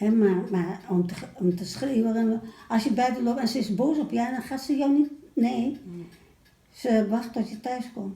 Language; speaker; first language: Dutch; early bilingual, other home language; Malay